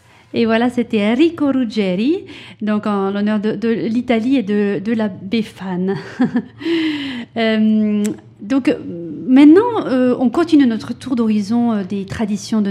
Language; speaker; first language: French; native; French